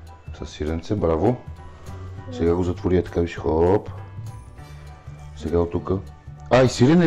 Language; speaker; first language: Bulgarian; native; Bulgarian